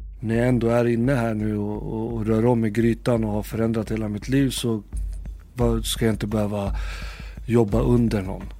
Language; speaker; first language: Swedish; early bilingual, other home language; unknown